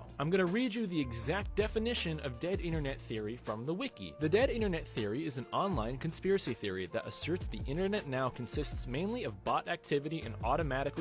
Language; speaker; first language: English; native; English